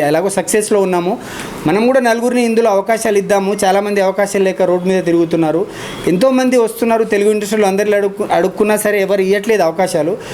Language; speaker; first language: Telugu; non-native, local second language; Lambadi